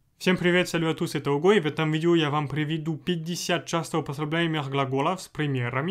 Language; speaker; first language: Russian; non-native, fluent; French